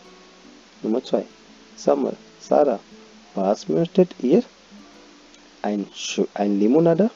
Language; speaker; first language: German; non-native, fluent; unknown